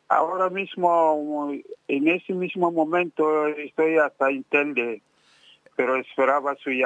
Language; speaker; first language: Spanish; non-native, fluent; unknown